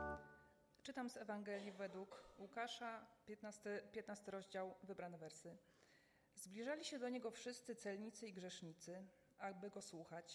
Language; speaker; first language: Polish; native; Polish